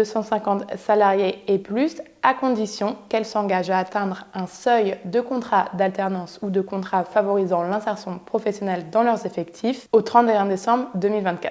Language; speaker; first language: French; native; French